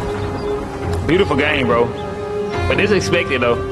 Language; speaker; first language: English; native; English